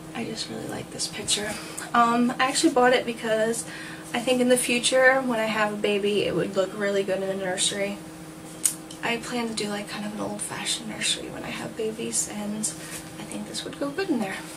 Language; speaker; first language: English; native; English